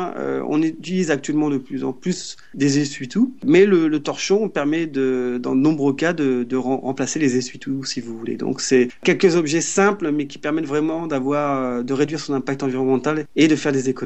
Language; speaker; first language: French; native; French